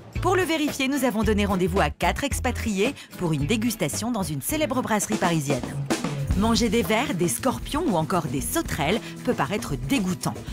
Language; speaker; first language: French; native; French